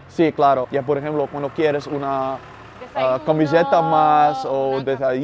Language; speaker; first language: Spanish; non-native, fluent; Dutch